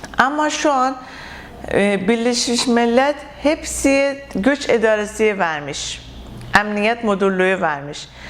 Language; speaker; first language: Turkish; non-native, learner; Persian